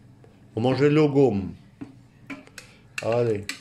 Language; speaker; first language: French; native; French